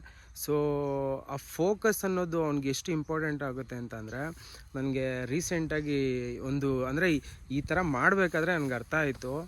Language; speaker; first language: Kannada; native; Kannada